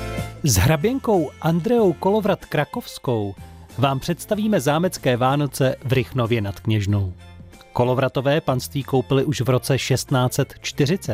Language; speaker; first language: Czech; native; Czech